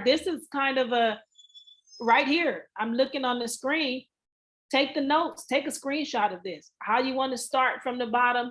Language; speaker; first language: English; native; English